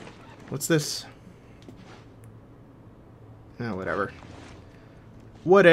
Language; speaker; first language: English; native; English